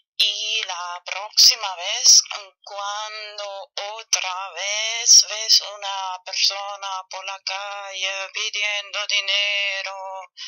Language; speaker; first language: Spanish; non-native, fluent; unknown